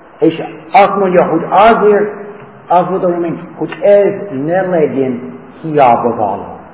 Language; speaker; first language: Hungarian; non-native, fluent; English